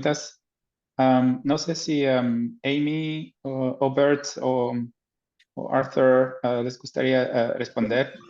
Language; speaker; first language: Spanish; non-native, fluent; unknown